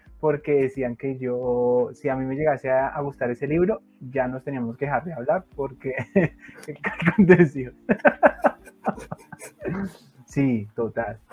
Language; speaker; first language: Spanish; native; Spanish